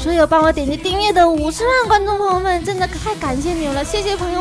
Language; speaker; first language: Chinese; native; Chinese